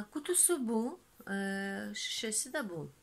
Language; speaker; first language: Turkish; non-native, fluent; Russian